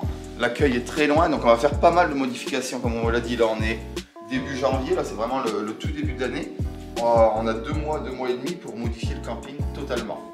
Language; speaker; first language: French; native; French